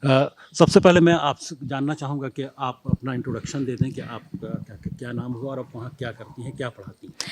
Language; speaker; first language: Hindi; native; Hindi